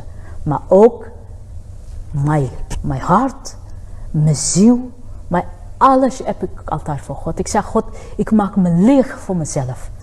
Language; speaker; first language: Dutch; non-native, fluent; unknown